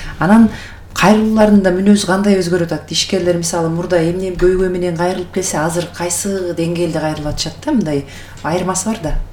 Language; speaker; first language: Kyrgyz; native; Kyrgyz